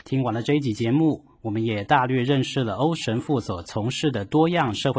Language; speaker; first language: Chinese; native; Chinese